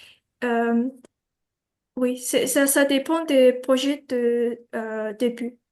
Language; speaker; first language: French; non-native, learner; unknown